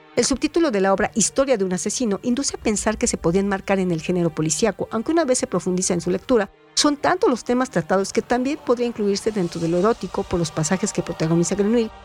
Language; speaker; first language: Spanish; native; Spanish